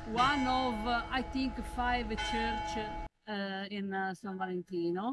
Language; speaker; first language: English; non-native, learner; Italian